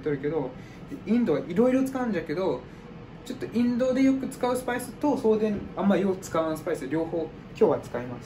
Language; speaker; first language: Japanese; non-native, fluent; English